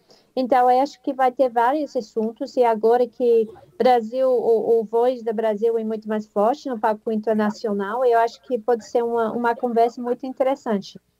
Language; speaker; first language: Portuguese; non-native, fluent; English